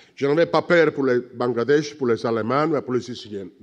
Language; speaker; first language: French; non-native, learner; Sicilian